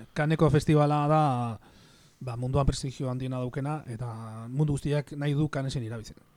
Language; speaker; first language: Basque; native; Basque